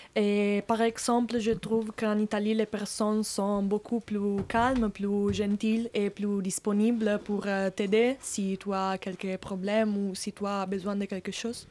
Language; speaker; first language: French; non-native, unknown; Italian